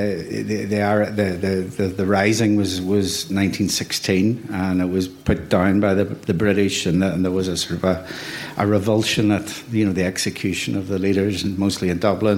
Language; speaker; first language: English; native; English